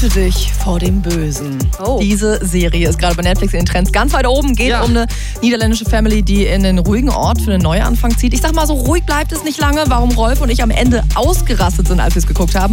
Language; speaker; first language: German; native; German